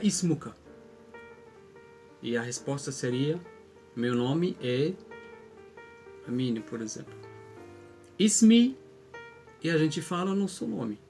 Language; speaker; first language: Portuguese; non-native, fluent; Arabic